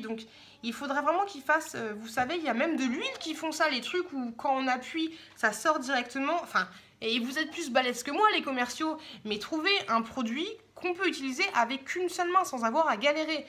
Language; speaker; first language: French; native; French